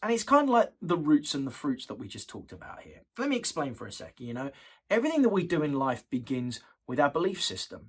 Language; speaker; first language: English; native; English